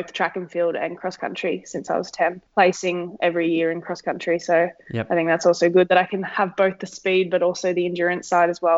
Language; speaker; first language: English; native; English